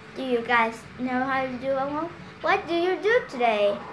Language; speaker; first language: English; non-native, learner; Vietnamese